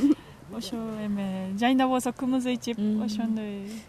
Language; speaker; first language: Kyrgyz; non-native, learner; Japanese